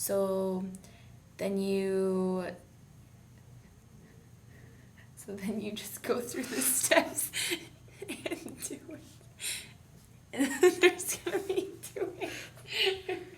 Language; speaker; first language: English; native; English